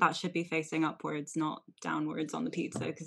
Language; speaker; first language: English; native; English